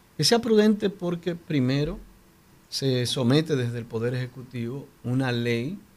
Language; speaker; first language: Spanish; native; Spanish